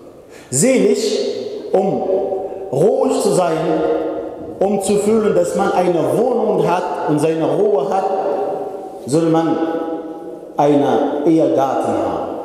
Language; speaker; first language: German; non-native, fluent; Arabic